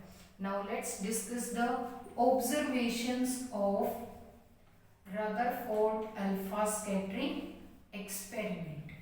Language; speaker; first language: English; non-native, local second language; Hindi